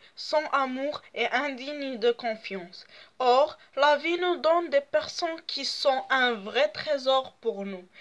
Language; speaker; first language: French; non-native, local second language; Arabic